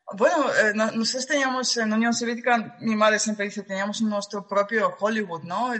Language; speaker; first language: Spanish; non-native, fluent; Russian